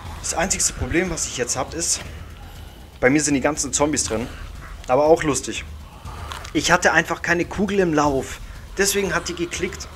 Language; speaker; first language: German; native; German